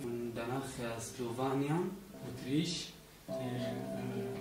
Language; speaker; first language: German; non-native, learner; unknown